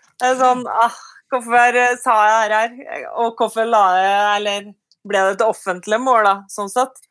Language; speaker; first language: Norwegian; native; Norwegian